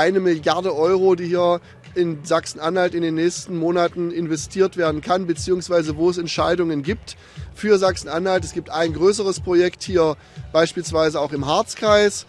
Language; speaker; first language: German; native; German